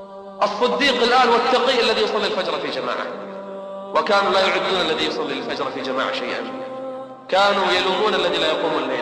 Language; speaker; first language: Arabic; native; Arabic